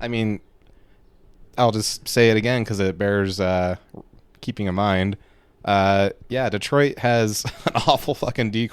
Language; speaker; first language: English; native; English